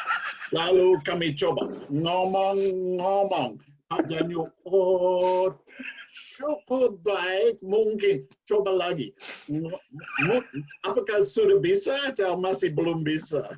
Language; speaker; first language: Indonesian; non-native, learner; English